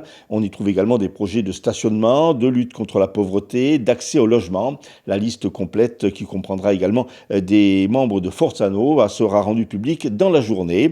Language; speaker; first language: French; native; French